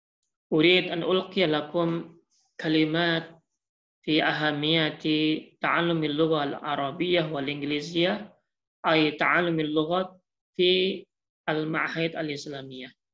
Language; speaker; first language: Arabic; non-native, fluent; Indonesian